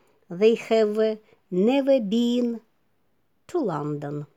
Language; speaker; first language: English; non-native, fluent; Ukrainian